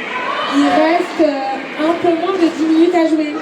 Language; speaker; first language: French; native; French